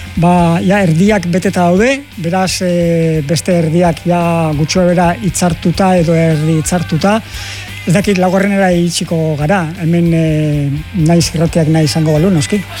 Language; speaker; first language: Basque; native; Basque